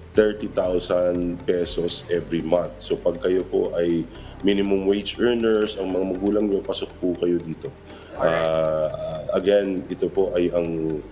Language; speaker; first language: Filipino; native; Filipino